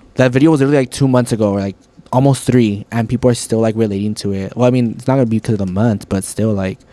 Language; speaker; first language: English; early bilingual, other home language; Spanish